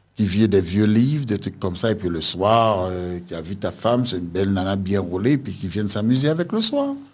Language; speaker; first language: French; native; French